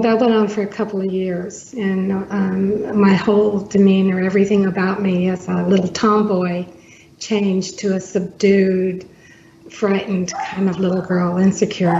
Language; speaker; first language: English; native; English